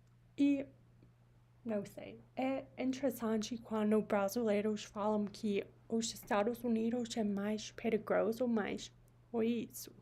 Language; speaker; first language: Portuguese; non-native, learner; English